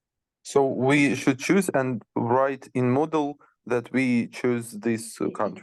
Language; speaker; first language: English; non-native, learner; Ukrainian